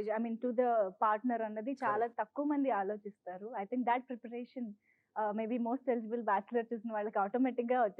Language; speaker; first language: Telugu; native; Telugu